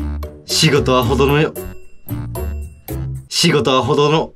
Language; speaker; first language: Japanese; native; Japanese